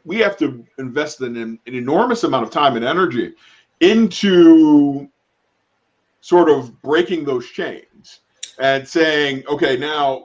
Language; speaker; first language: English; native; English